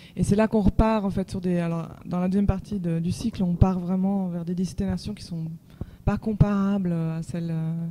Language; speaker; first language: French; native; French